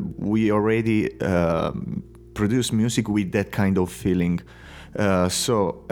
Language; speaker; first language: English; non-native, fluent; Italian